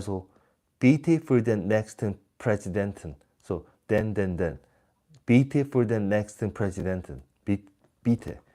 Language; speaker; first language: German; non-native, learner; Korean